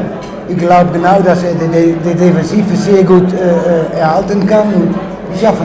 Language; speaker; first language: German; non-native, fluent; Dutch